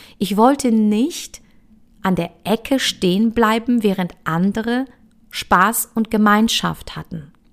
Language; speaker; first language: German; early bilingual, other home language; Polish